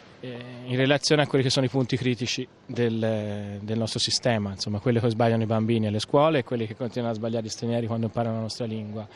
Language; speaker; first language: Italian; native; Italian